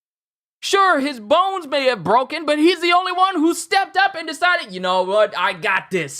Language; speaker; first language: English; native; English